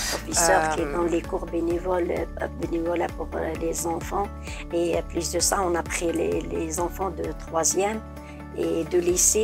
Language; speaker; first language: French; non-native, learner; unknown